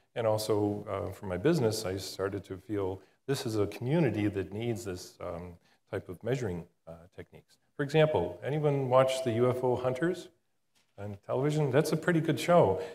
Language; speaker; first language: English; native; English